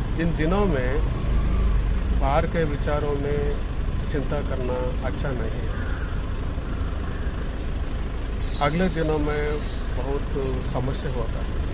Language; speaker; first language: Hindi; non-native, local second language; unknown